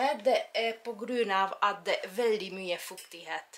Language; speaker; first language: Norwegian; non-native, fluent; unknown